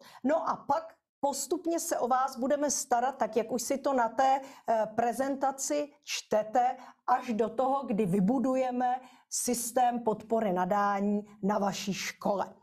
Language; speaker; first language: Czech; native; Czech